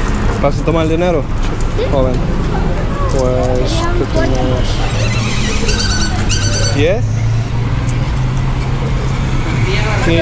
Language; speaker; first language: Spanish; non-native, fluent; English